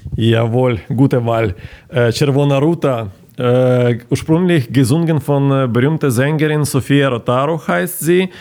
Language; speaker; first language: German; non-native, fluent; Ukrainian